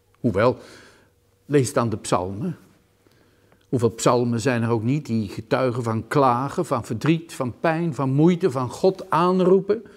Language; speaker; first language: Dutch; native; Dutch